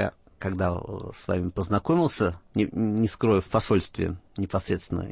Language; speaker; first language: Russian; native; Russian